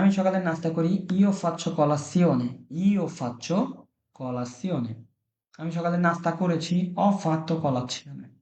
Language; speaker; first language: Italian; non-native, fluent; Bangla